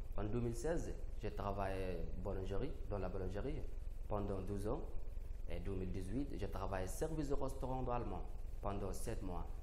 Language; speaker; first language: French; non-native, learner; Arabic